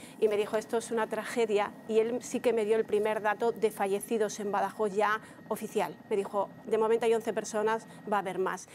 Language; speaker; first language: Spanish; native; Spanish